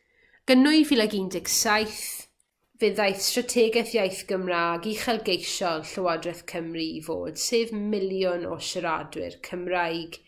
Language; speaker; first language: Welsh; native; Welsh